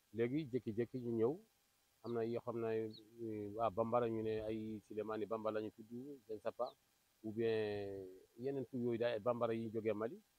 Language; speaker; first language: Wolof; non-native, local second language; Fula